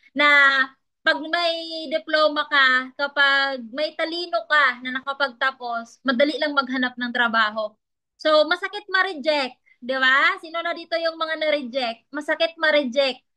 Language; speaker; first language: Filipino; non-native, local second language; Bikol